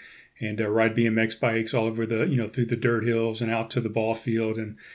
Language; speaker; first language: English; native; English